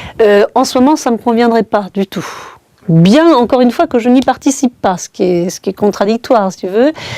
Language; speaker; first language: French; native; French